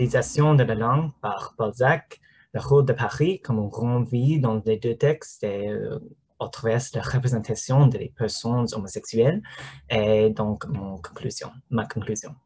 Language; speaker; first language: French; non-native, learner; English